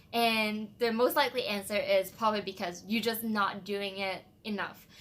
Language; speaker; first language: English; non-native, fluent; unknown